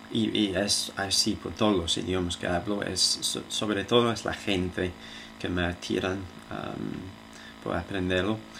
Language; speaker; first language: Spanish; non-native, fluent; English